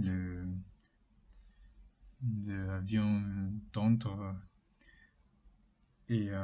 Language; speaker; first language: French; non-native, learner; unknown